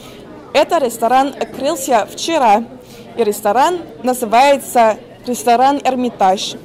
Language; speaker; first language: Russian; non-native, learner; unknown